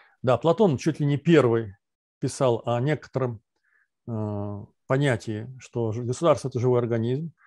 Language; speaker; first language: Russian; native; Russian